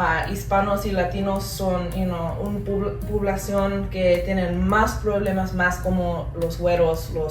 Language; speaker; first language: Spanish; early bilingual, heritage; English